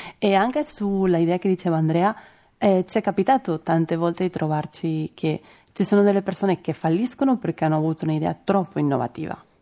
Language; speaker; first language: Italian; non-native, fluent; Spanish